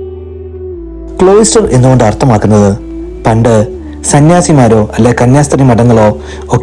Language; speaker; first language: Malayalam; native; Malayalam